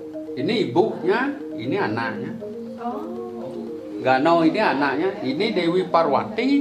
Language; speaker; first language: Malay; non-native, local second language; Balinese